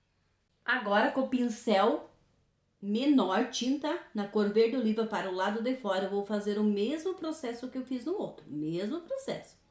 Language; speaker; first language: Portuguese; native; Portuguese